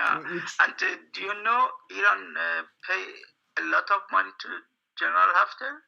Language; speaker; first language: English; non-native, fluent; Persian